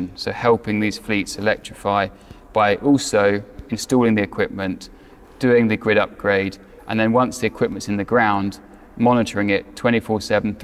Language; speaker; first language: English; native; English